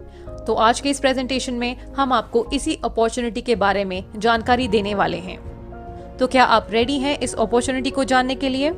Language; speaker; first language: Hindi; native; Hindi